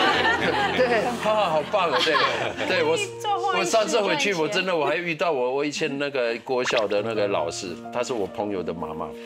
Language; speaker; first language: Chinese; non-native, fluent; German